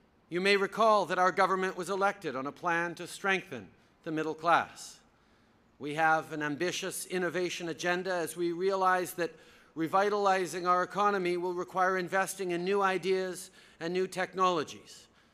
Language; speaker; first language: English; early bilingual, other home language; French